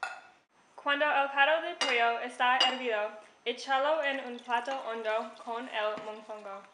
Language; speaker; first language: Spanish; non-native, learner; English